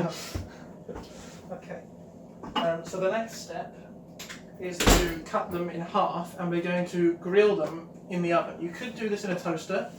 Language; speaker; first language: English; native; English